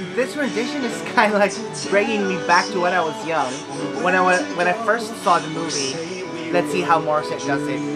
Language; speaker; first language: English; non-native, local second language; Filipino